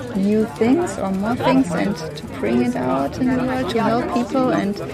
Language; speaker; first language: English; non-native, learner; German